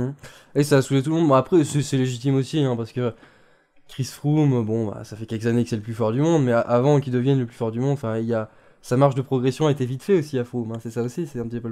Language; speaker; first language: French; native; French